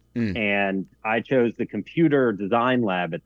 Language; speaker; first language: English; native; English